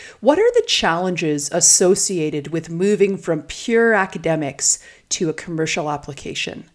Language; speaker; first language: English; native; English